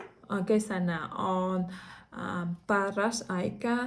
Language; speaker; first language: Finnish; non-native, learner; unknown